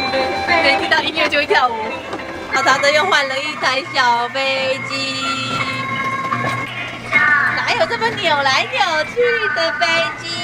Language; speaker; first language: Chinese; native; Chinese